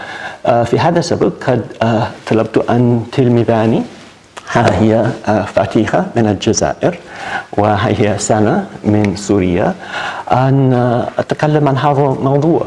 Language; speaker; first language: Arabic; non-native, learner; English